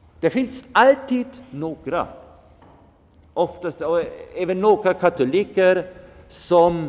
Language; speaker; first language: Swedish; non-native, fluent; German